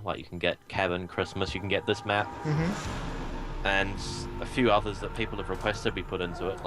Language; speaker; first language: English; native; English